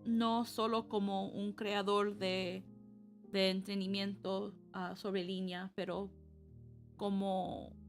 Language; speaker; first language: Spanish; early bilingual, heritage; Spanish